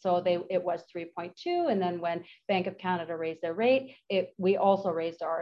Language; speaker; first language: English; native; English